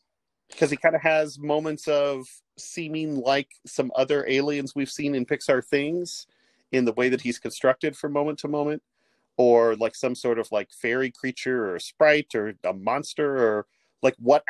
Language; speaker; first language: English; native; English